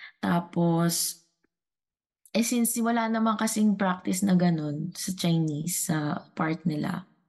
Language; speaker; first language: Filipino; non-native, local second language; Cebuano